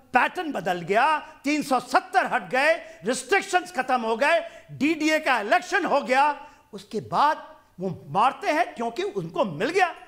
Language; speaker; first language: Hindi; non-native, local second language; Punjabi